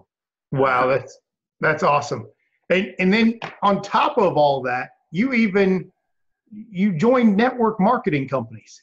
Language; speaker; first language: English; native; English